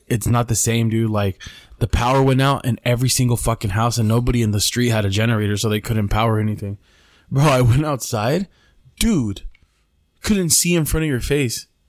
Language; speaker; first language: English; early bilingual, other home language; Spanish